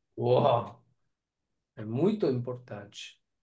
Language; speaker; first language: Portuguese; native; Portuguese